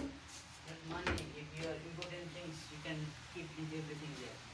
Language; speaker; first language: English; non-native, learner; Nepali